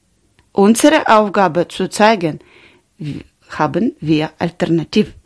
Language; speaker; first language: German; non-native, learner; Ukrainian